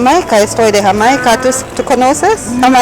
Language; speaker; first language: Spanish; non-native, learner; English